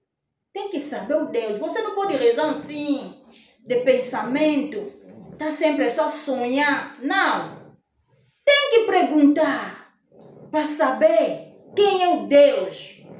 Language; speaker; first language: Portuguese; non-native, fluent; Lingala